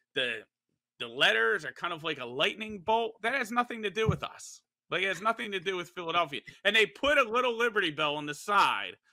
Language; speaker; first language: English; native; English